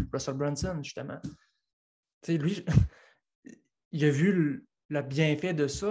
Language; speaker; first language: French; native; French